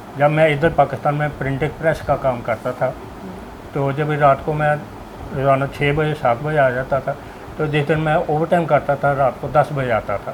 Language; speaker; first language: Urdu; non-native, local second language; Punjabi